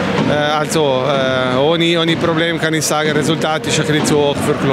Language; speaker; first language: German; non-native, local second language; Italian